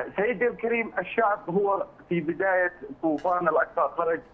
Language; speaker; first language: Arabic; native; Arabic